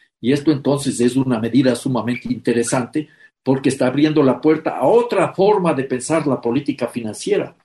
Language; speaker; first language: Spanish; native; Spanish